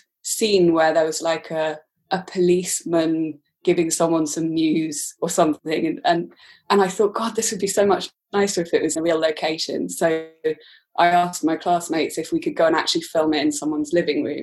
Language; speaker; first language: English; native; English